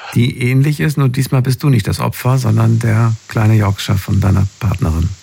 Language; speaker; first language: German; native; German